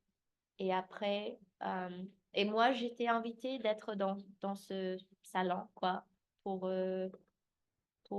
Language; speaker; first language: French; early bilingual, heritage; English